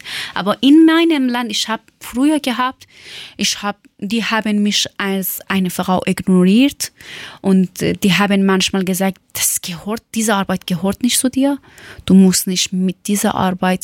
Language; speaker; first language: German; non-native, learner; Persian